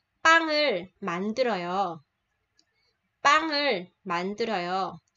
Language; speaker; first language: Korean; non-native, fluent; Vietnamese